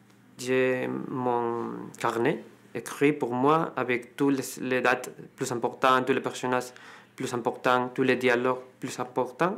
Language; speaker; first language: French; non-native, fluent; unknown